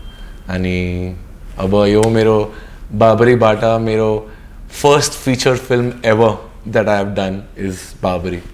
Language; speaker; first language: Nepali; non-native, learner; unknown